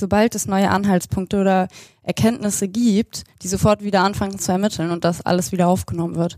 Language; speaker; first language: German; native; German